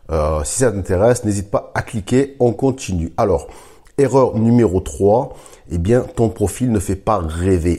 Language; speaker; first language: French; native; French